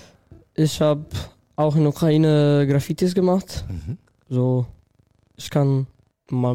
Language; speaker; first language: German; non-native, learner; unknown